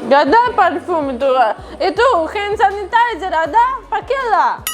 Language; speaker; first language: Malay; non-native, learner; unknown